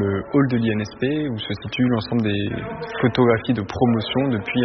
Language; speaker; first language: French; native; French